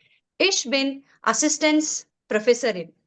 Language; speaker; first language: German; non-native, learner; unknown